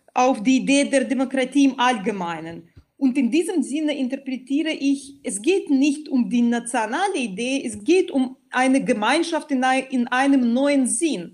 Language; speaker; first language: German; non-native, fluent; Belarusian